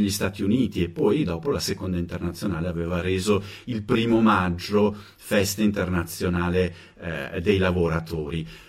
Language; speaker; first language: Italian; native; Italian